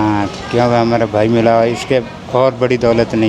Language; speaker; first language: Hindi; non-native, local second language; Punjabi